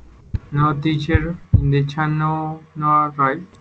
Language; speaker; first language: English; non-native, learner; Spanish